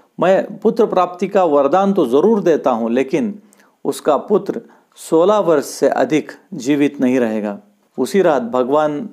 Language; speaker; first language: Hindi; non-native, local second language; Marathi